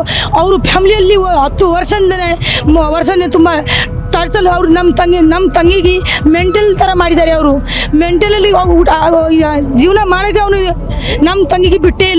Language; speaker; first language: Kannada; non-native, fluent; Nepali